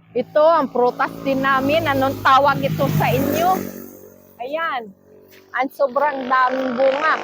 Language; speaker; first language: Filipino; non-native, local second language; Cebuano